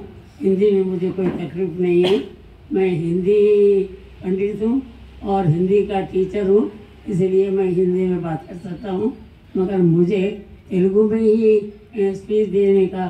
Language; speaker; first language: Hindi; non-native, local second language; Telugu